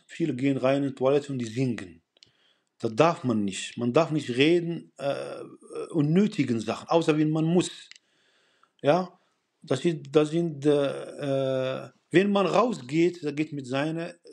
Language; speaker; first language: German; non-native, fluent; Arabic